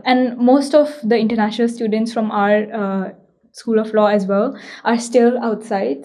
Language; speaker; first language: English; non-native, local second language; Hindi